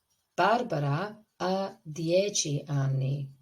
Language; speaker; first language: Italian; non-native, fluent; English